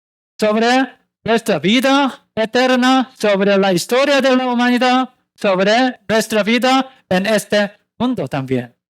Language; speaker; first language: Spanish; non-native, learner; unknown